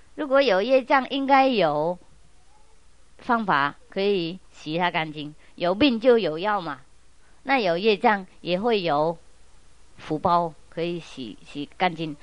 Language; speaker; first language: Chinese; non-native, fluent; Vietnamese